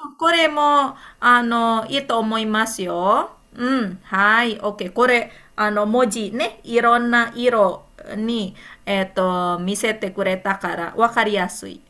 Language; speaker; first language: Japanese; non-native, fluent; Indonesian